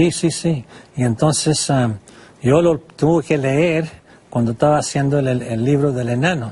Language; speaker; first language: Spanish; non-native, fluent; English